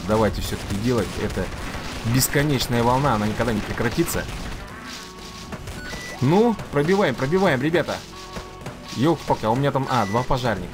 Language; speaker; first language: Russian; native; Russian